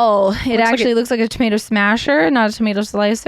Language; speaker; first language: English; native; English